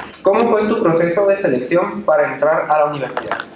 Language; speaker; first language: Spanish; native; Spanish